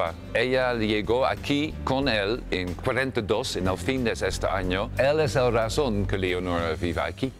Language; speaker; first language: Spanish; non-native, fluent; English